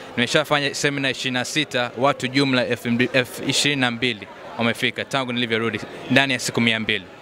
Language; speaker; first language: Swahili; native; Swahili